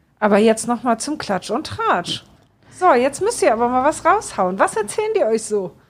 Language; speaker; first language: German; native; German